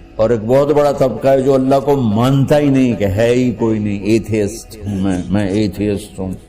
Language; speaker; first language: Urdu; non-native, local second language; Punjabi